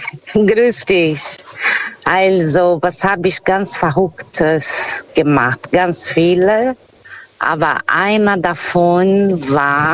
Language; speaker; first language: German; non-native, learner; Portuguese